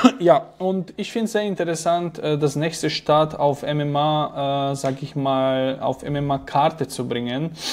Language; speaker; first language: German; non-native, fluent; Slovak